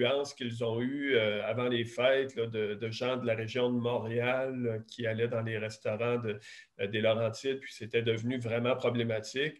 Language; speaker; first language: French; native; French